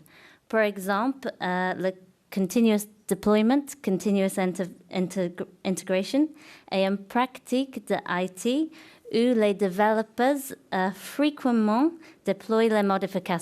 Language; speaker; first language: French; non-native, fluent; English